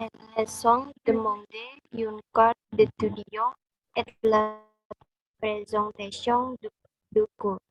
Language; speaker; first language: French; non-native, learner; Indonesian